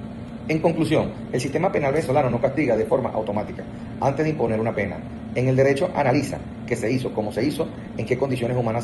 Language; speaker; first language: Spanish; native; Spanish